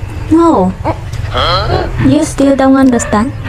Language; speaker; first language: English; non-native, learner; Vietnamese